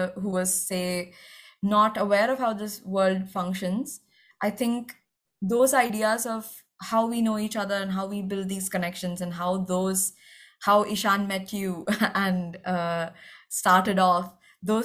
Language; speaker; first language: English; non-native, local second language; Malayalam